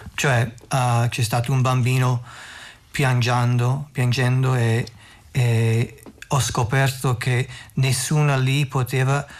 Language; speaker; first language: Italian; non-native, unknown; English